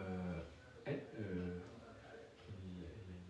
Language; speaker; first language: French; native; French